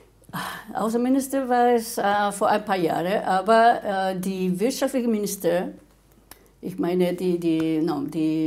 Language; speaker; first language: German; non-native, fluent; Spanish